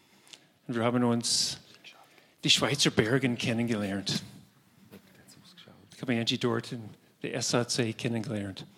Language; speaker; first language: German; non-native, fluent; English